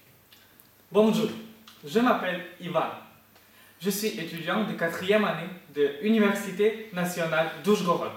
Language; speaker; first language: French; non-native, fluent; Ukrainian